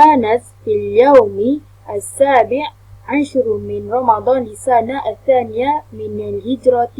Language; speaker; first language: Arabic; non-native, learner; Malay